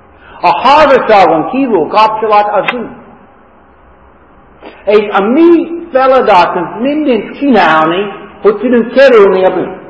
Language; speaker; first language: Hungarian; non-native, fluent; English